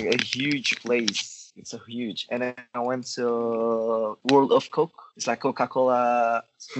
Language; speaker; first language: English; non-native, learner; Indonesian